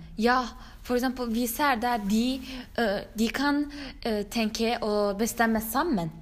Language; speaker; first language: Norwegian; non-native, learner; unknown